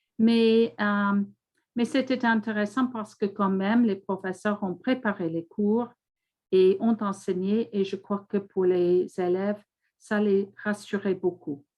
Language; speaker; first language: French; non-native, fluent; English